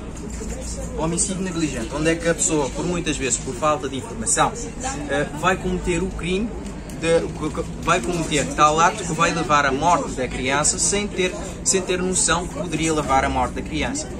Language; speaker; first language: Portuguese; non-native, local second language; Kabuverdianu